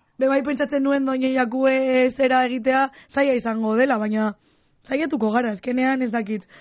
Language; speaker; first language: Basque; non-native, local second language; Spanish